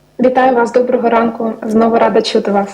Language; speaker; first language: Ukrainian; native; Ukrainian